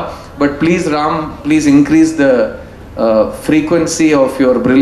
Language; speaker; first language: Tamil; native; Tamil